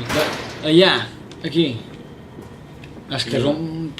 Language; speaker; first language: Catalan; native; Catalan